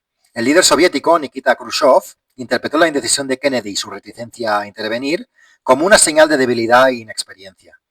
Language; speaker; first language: Spanish; native; Spanish